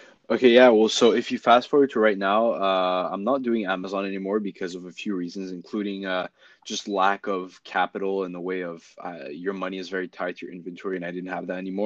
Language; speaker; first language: English; non-native, fluent; French